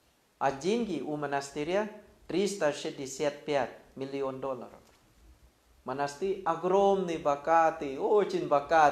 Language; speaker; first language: Russian; non-native, fluent; Thai